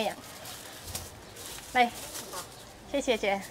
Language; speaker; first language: Chinese; non-native, fluent; Indonesian